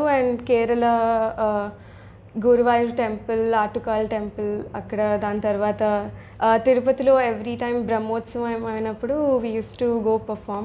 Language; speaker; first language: Telugu; early bilingual, heritage; Telugu